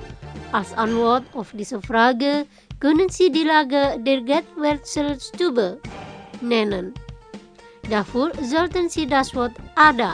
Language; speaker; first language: German; non-native, fluent; Indonesian